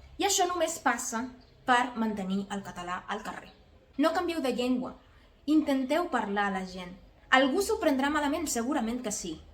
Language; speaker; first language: Catalan; non-native, fluent; Spanish